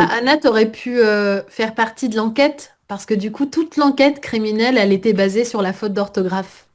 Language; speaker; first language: French; native; French